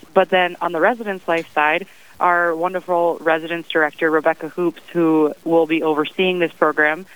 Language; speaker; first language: English; native; English